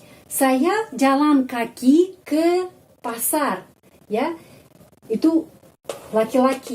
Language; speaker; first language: Indonesian; non-native, fluent; Russian